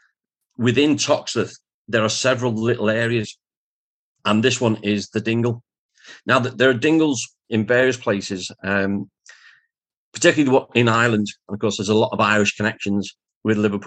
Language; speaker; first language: English; native; English